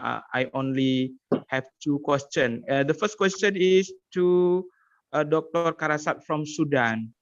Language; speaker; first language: English; non-native, learner; Indonesian